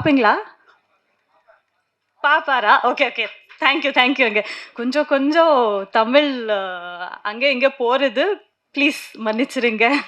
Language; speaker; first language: Tamil; non-native, learner; Kannada